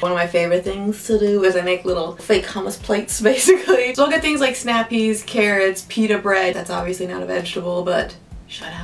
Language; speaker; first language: English; native; English